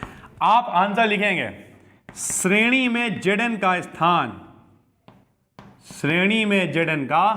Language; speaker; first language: Hindi; native; Hindi